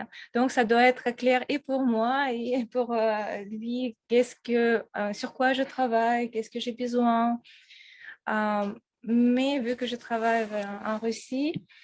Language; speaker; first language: French; non-native, fluent; Russian